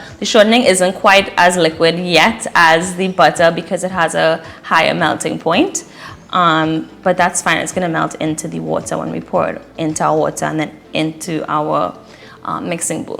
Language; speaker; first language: English; native; English